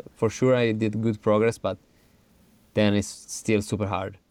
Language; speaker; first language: English; non-native, fluent; Italian